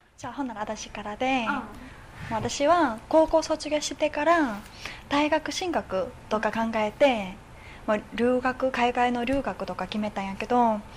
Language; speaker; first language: Japanese; non-native, fluent; Chinese